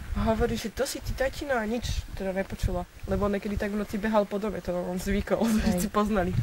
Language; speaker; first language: Slovak; native; Slovak